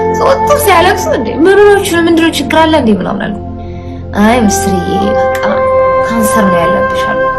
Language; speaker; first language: Amharic; native; Amharic